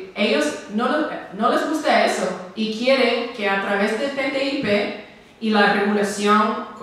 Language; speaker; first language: Spanish; non-native, fluent; English